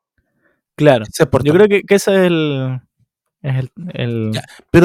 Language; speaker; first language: Spanish; native; Spanish